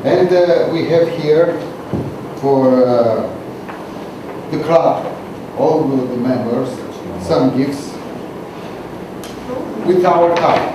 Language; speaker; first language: English; non-native, learner; Romanian